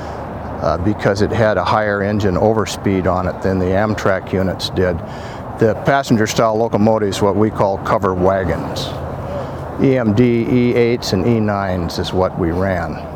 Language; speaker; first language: English; native; English